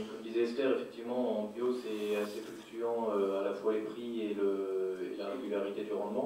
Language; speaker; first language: French; native; French